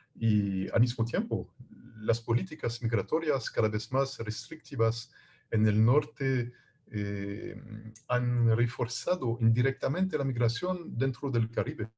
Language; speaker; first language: Spanish; non-native, fluent; French